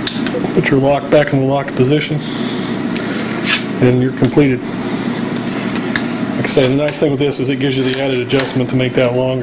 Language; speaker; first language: English; native; English